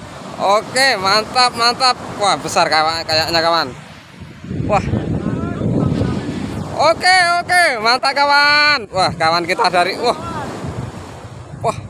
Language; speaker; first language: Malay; non-native, local second language; Javanese